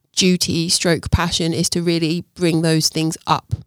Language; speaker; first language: English; native; English